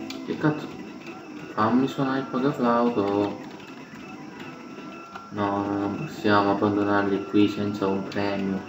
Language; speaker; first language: Italian; native; Italian